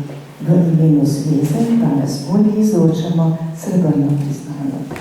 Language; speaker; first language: Slovenian; native; Slovenian